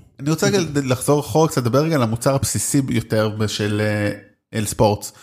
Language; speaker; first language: Hebrew; native; Hebrew